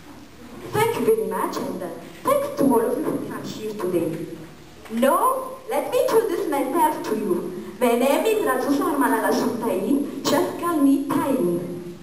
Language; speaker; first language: English; non-native, learner; Malagasy